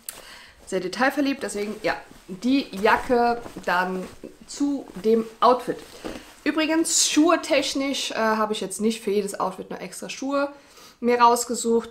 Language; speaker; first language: German; native; German